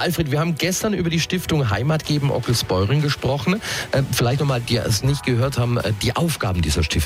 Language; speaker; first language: German; native; German